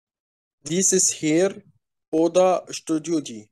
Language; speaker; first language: German; non-native, learner; Arabic